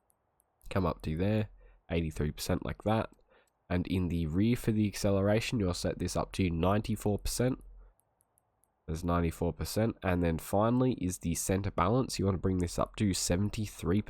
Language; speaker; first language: English; native; English